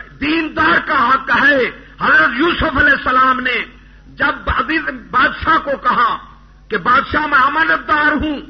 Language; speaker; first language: Urdu; non-native, local second language; Punjabi